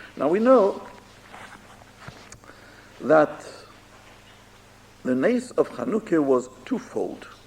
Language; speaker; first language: English; non-native, fluent; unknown